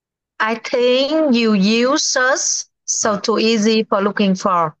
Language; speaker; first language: English; non-native, learner; Vietnamese